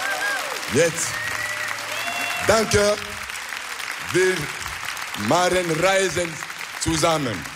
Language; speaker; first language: German; non-native, learner; French